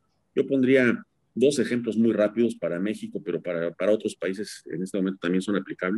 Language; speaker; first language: Spanish; native; Spanish